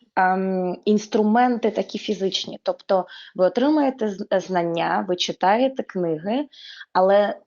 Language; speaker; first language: Ukrainian; native; Ukrainian